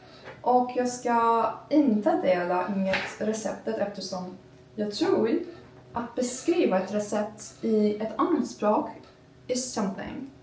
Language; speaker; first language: Swedish; non-native, learner; Turkish